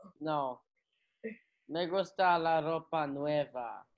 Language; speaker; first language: Spanish; non-native, learner; English